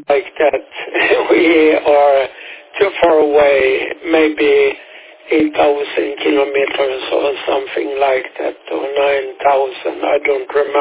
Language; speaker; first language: English; non-native, fluent; Swedish